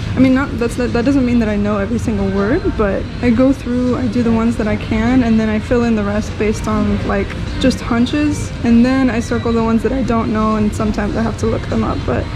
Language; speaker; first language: English; native; English